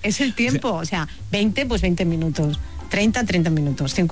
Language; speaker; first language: Spanish; native; Spanish